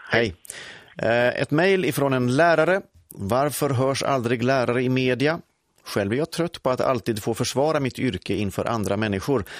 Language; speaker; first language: Swedish; native; Swedish